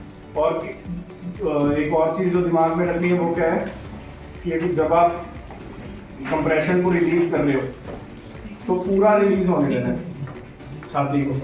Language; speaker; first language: Hindi; native; Hindi